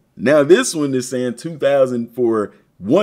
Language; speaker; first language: English; native; English